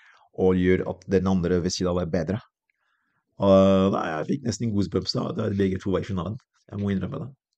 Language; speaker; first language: Norwegian; non-native, fluent; French